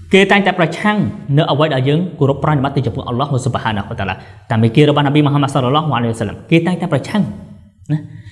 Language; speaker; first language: Khmer; non-native, local second language; Eastern Cham